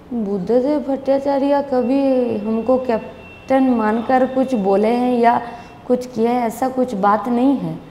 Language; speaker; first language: Hindi; non-native, local second language; Bangla